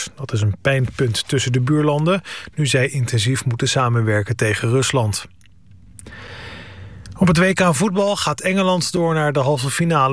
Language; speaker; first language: Dutch; native; Dutch